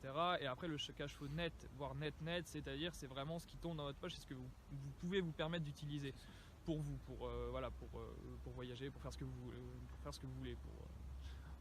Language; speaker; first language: French; native; French